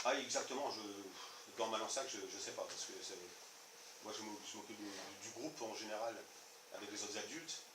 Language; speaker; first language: French; native; French